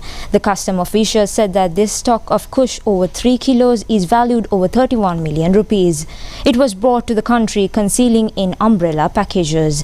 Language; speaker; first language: English; non-native, local second language; Sinhala